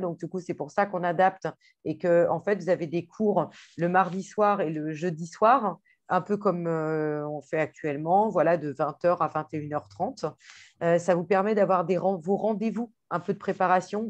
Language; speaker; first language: French; native; French